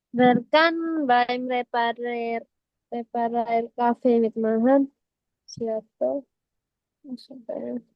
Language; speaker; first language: German; non-native, learner; Indonesian